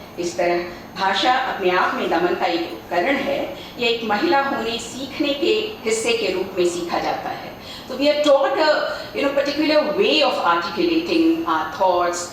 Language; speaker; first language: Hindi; native; Hindi